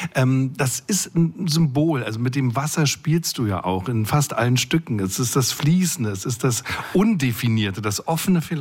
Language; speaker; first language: German; native; German